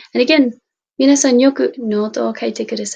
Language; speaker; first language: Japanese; non-native, fluent; English